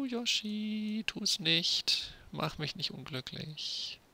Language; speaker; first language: German; native; German